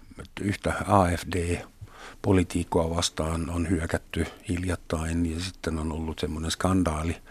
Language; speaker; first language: Finnish; non-native, fluent; German